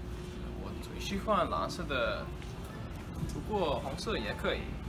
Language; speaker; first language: Chinese; non-native, learner; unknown